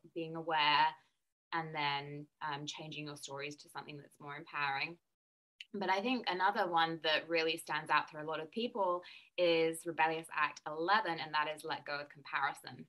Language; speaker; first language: English; native; English